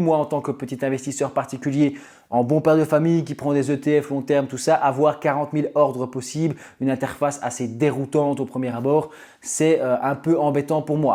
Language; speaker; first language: French; native; French